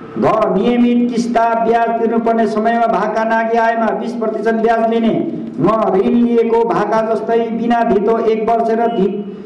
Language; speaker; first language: Nepali; native; Nepali